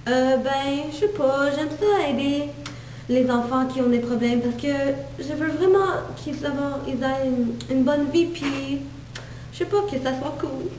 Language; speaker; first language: French; non-native, local second language; English